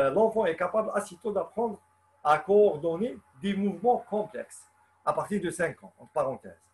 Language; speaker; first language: French; non-native, local second language; Arabic